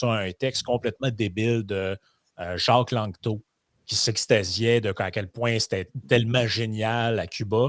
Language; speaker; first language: French; native; French